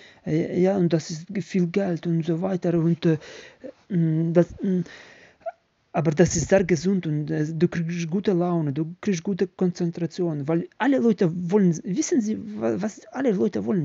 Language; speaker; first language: German; non-native, learner; Ukrainian